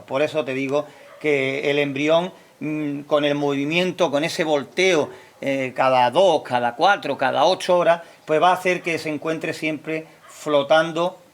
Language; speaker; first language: Spanish; native; Spanish